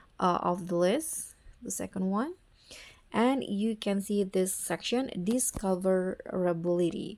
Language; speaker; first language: English; non-native, fluent; Indonesian